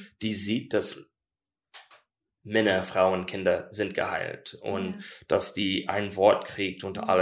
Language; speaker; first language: German; non-native, learner; English